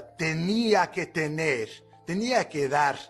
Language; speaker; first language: Spanish; non-native, fluent; English